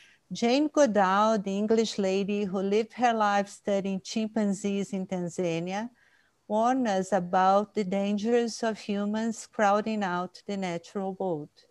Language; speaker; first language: English; non-native, fluent; Portuguese